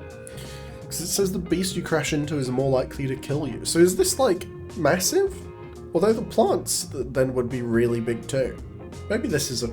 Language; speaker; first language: English; native; English